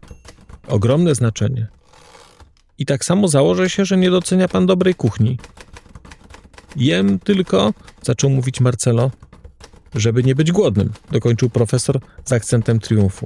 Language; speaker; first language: Polish; native; Polish